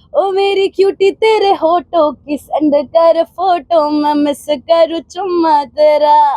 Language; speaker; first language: Hindi; non-native, local second language; Punjabi